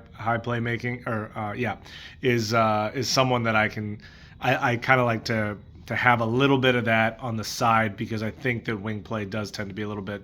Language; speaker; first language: English; native; English